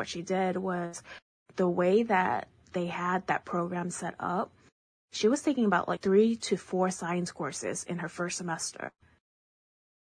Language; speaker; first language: English; early bilingual, other home language; Chinese